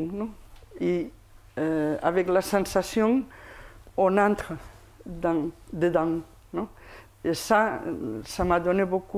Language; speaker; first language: French; non-native, fluent; Spanish